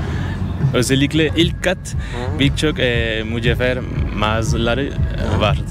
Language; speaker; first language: Turkish; non-native, fluent; Spanish